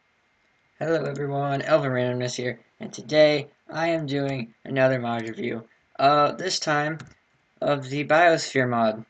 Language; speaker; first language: English; native; English